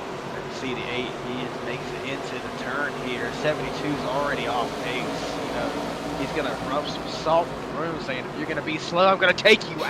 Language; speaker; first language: English; native; English